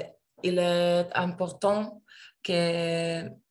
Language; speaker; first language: French; non-native, learner; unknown